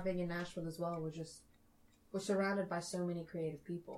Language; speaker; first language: English; native; English